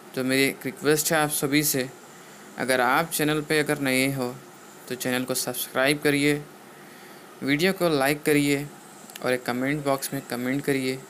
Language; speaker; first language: Hindi; non-native, local second language; Urdu